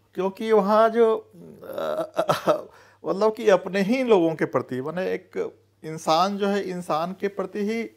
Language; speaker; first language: Hindi; native; Hindi